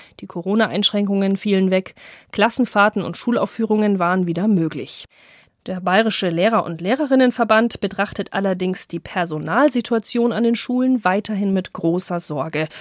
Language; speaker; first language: German; native; German